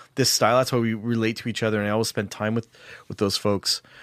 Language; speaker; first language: English; native; English